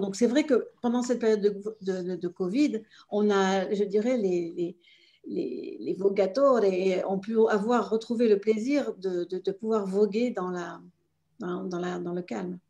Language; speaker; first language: French; native; French